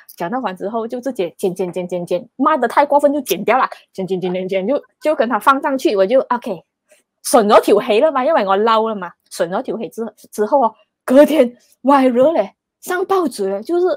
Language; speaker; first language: Chinese; non-native, local second language; Cantonese